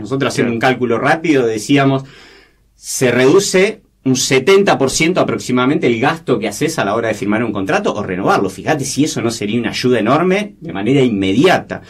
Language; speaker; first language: Spanish; native; Spanish